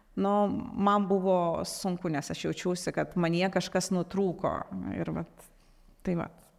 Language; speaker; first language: Lithuanian; native; Lithuanian